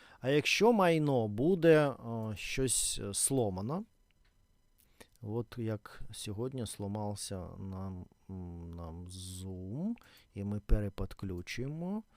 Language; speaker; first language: Ukrainian; non-native, learner; Russian